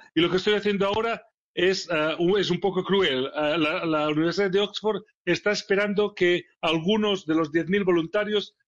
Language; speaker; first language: Spanish; native; Spanish